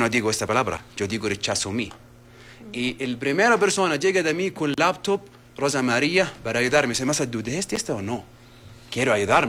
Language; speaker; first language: Spanish; non-native, learner; Arabic